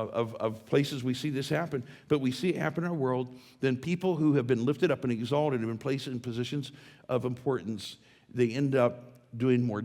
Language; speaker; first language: English; native; English